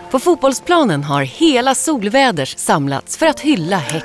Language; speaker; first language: Swedish; native; Swedish